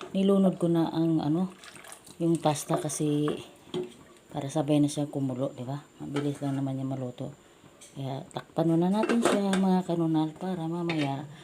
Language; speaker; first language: Filipino; non-native, local second language; Cebuano